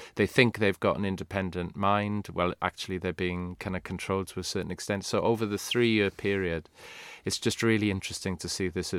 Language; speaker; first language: English; non-native, local second language; Welsh